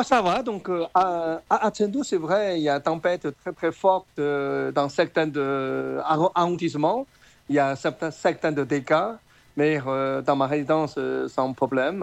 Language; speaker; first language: French; non-native, fluent; Chinese